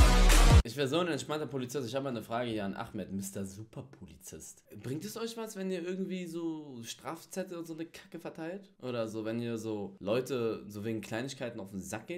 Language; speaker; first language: German; native; German